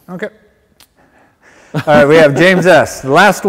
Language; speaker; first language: English; native; English